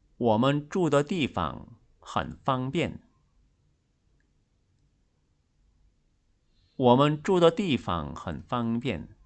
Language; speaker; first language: Chinese; non-native, fluent; Korean